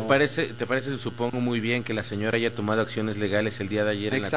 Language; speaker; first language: Spanish; native; Spanish